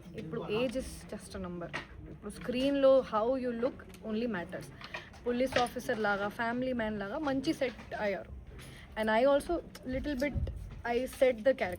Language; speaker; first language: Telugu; non-native, fluent; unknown